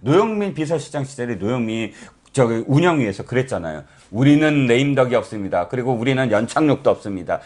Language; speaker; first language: Korean; native; Korean